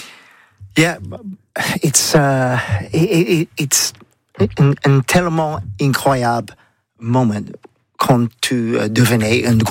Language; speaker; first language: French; non-native, learner; English